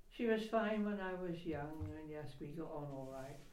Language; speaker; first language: English; native; English